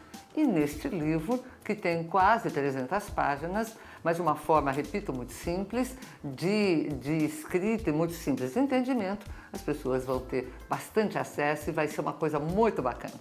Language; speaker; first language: Portuguese; native; Portuguese